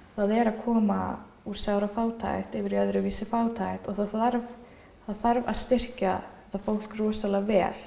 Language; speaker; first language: Icelandic; native; Icelandic